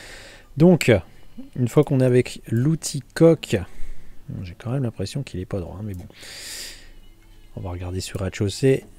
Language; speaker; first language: French; native; French